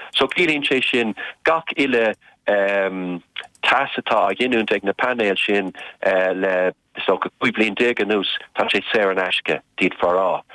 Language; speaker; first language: Irish; native; Irish